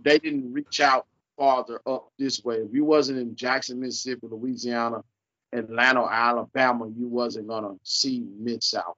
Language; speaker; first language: English; native; English